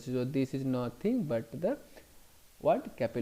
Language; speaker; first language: English; non-native, local second language; Hindi